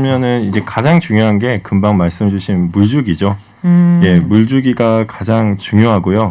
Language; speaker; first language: Korean; native; Korean